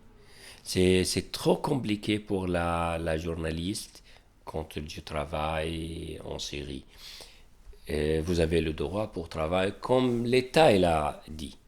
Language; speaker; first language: French; non-native, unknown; Arabic